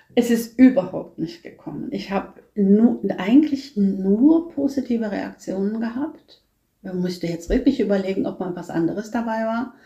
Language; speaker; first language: German; non-native, fluent; Norwegian